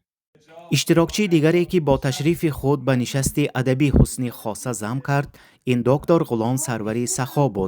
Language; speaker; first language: Persian; native; Persian